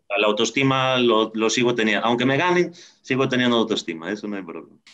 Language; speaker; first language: Spanish; native; Spanish